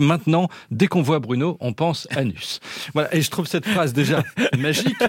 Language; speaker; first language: French; native; French